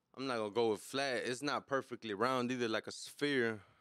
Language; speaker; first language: English; native; English